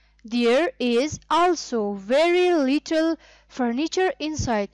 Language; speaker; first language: English; non-native, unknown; Persian